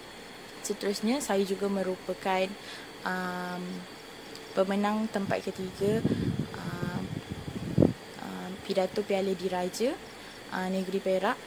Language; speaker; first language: Malay; native; Malay